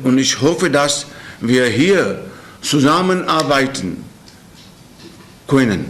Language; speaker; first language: German; non-native, learner; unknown